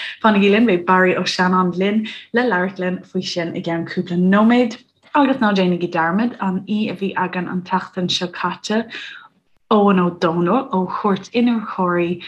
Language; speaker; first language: Irish; native; Irish